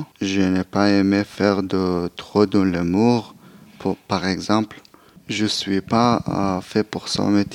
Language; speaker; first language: French; non-native, learner; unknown